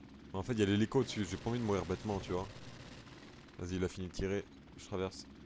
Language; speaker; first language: French; native; French